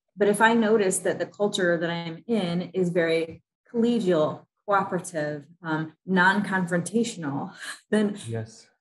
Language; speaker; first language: English; native; English